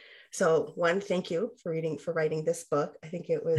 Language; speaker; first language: English; early bilingual, other home language; Spanish